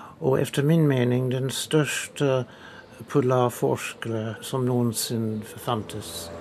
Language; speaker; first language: Norwegian; non-native, fluent; English